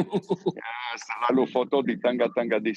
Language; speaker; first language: Indonesian; non-native, learner; Hebrew